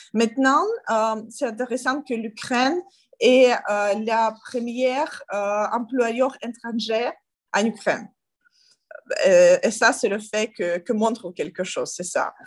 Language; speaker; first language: French; non-native, learner; Ukrainian